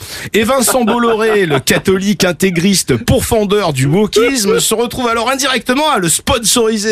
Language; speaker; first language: French; native; French